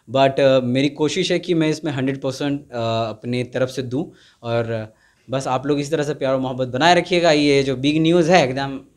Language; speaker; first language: Hindi; native; Hindi